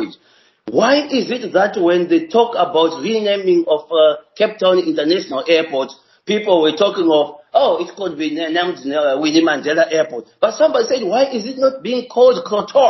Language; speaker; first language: English; non-native, local second language; Shona